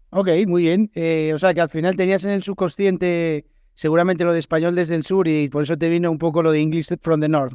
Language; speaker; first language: Spanish; native; Spanish